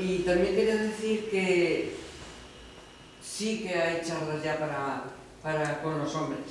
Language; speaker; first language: Spanish; non-native, fluent; French